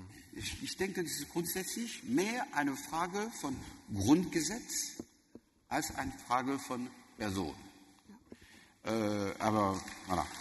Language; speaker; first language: German; non-native, learner; French